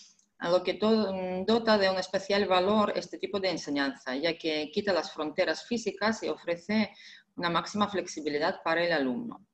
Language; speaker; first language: Spanish; non-native, fluent; Russian